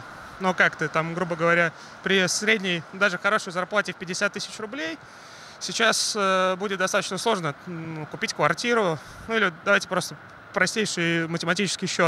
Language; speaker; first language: Russian; native; Russian